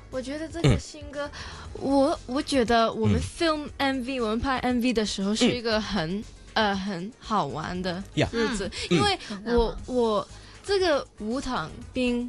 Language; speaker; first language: Chinese; non-native, local second language; Cantonese